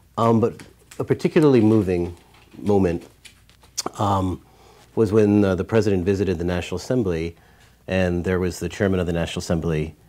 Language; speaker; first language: English; native; English